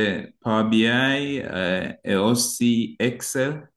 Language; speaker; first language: French; non-native, learner; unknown